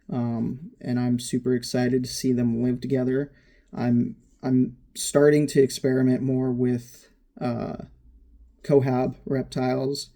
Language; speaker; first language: English; native; English